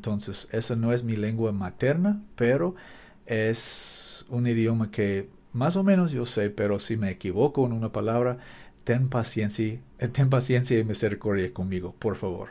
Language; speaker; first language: Spanish; non-native, learner; English